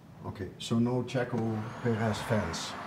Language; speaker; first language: English; non-native, fluent; Dutch